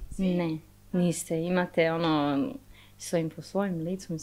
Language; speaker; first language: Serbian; non-native, learner; Chinese